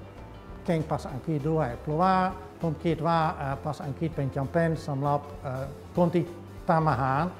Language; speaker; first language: Thai; non-native, fluent; Dutch